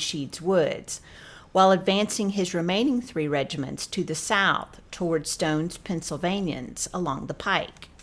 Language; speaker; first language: English; native; English